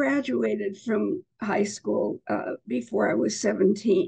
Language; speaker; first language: English; native; English